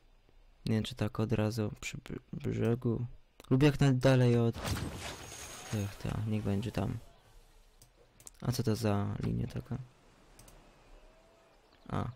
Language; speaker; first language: Polish; early bilingual, heritage; Polish